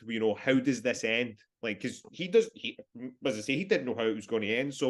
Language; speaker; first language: English; native; English